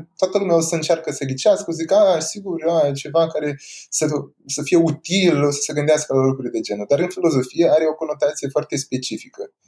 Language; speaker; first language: Romanian; non-native, fluent; Portuguese